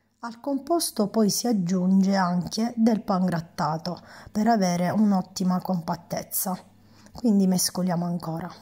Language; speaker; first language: Italian; native; Italian